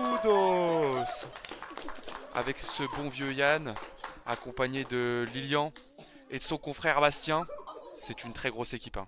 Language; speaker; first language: French; native; French